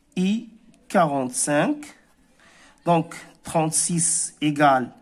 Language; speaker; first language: French; non-native, local second language; Arabic